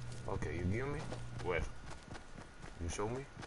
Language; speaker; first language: English; non-native, learner; French